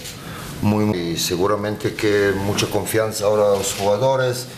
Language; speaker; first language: Spanish; non-native, learner; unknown